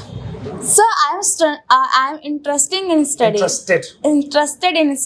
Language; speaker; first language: English; non-native, learner; Hindi